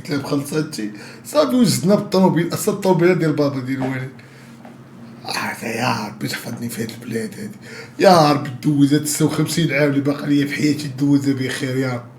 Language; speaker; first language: Arabic; native; Arabic